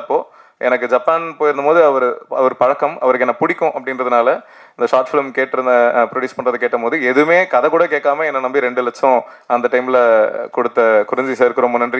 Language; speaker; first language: Tamil; native; Tamil